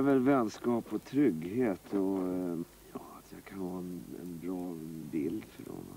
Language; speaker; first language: Swedish; native; Swedish